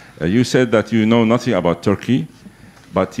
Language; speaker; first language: English; non-native, fluent; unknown